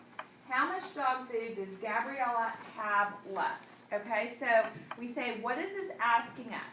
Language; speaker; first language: English; native; English